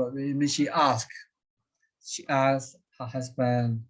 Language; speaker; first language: English; non-native, fluent; Burmese